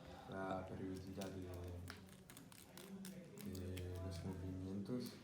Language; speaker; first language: Spanish; non-native, learner; French